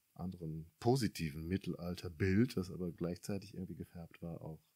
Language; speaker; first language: German; native; German